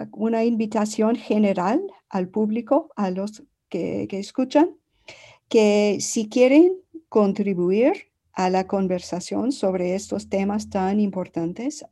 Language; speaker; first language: Spanish; non-native, fluent; English